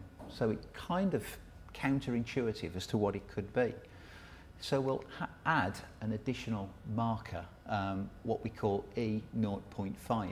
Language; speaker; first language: English; native; English